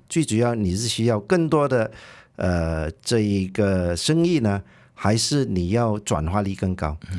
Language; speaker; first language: Chinese; native; Chinese